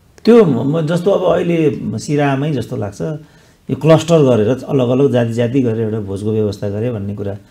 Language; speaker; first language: Nepali; native; Nepali